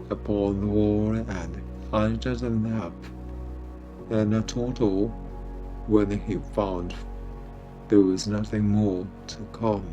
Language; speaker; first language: English; non-native, fluent; Japanese